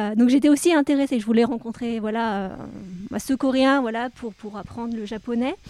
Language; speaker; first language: French; native; French